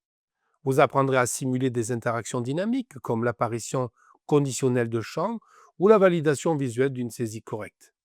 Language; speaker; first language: French; native; French